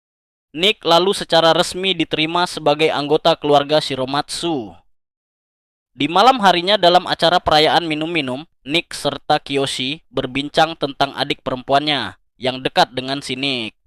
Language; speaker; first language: Indonesian; native; Indonesian